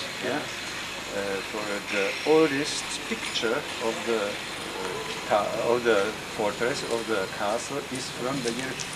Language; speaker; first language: English; non-native, fluent; Czech